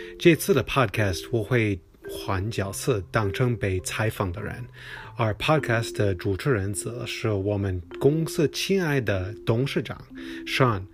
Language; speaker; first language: Chinese; non-native, fluent; English